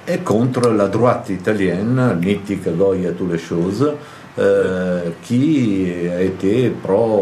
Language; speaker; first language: French; non-native, fluent; Italian